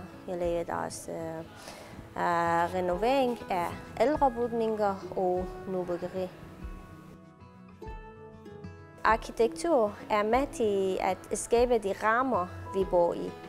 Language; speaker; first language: Danish; non-native, fluent; Persian